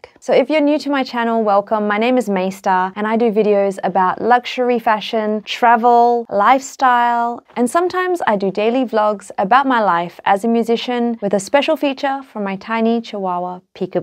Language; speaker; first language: English; native; English